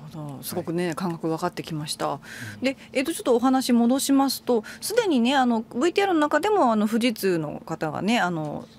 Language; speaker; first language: Japanese; native; Japanese